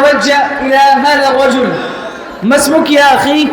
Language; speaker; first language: Arabic; non-native, learner; Urdu